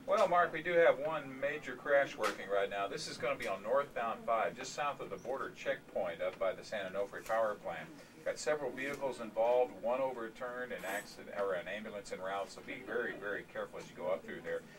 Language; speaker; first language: English; native; English